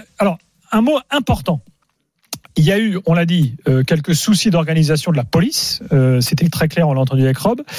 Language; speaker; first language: French; native; French